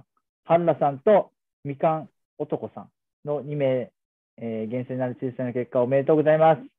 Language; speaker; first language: Japanese; native; Japanese